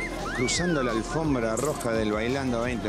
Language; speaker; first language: Spanish; native; Spanish